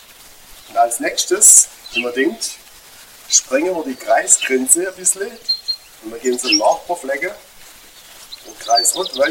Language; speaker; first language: German; native; German